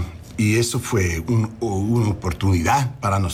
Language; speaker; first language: Spanish; non-native, learner; English